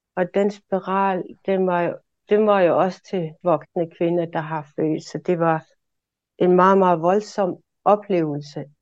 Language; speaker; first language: Danish; non-native, local second language; Kalaallisut